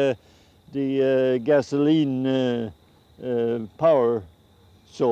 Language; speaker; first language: Swedish; early bilingual, heritage; Swedish